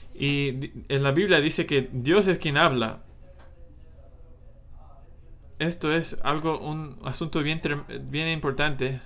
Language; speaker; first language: Spanish; non-native, fluent; English